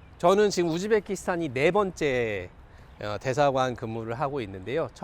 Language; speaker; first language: Korean; native; Korean